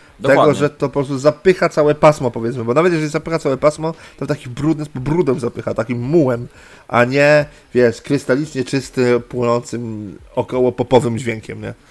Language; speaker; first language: Polish; native; Polish